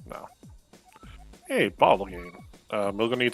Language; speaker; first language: English; native; English